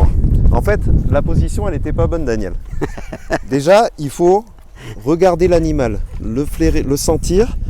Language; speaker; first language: French; native; French